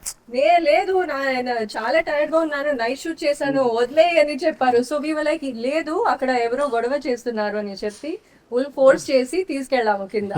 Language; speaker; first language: Telugu; non-native, local second language; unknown